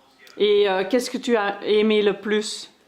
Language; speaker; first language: French; non-native, learner; Dutch